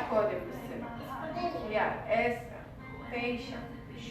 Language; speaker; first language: Hebrew; native; Hebrew